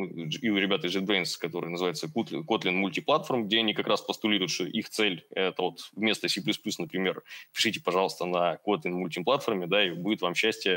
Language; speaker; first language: Russian; native; Russian